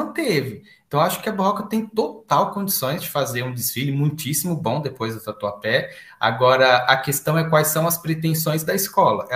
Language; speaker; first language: Portuguese; native; Portuguese